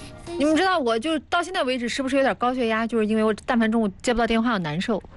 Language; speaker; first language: Chinese; native; Chinese